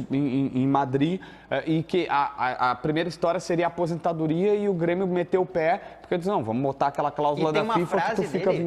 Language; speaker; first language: Portuguese; native; Portuguese